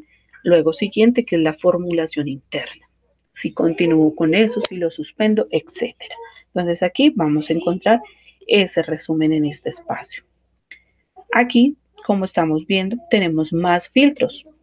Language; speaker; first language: Spanish; native; Spanish